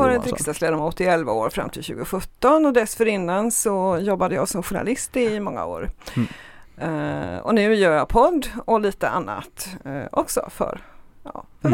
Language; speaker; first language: Swedish; native; Swedish